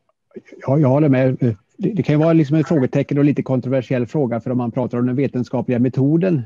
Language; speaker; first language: Swedish; native; Swedish